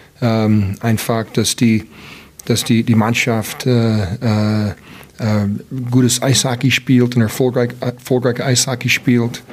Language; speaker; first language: German; non-native, learner; English